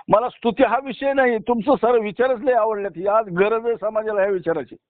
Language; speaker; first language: Marathi; native; Marathi